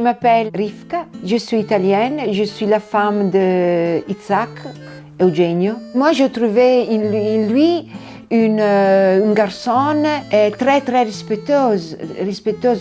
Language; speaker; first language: French; non-native, learner; Italian